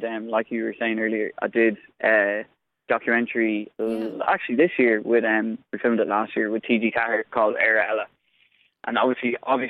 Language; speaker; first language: English; native; English